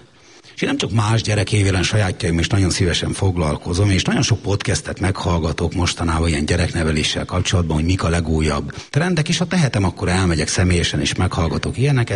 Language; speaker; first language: Hungarian; native; Hungarian